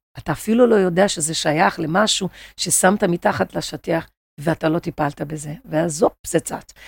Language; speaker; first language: Hebrew; non-native, fluent; Portuguese